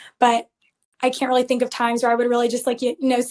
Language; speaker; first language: English; native; English